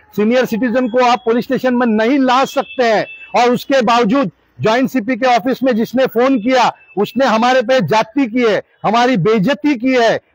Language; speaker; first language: Hindi; non-native, local second language; Marathi